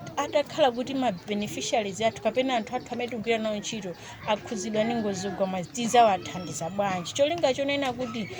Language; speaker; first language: Nyanja; native; Nyanja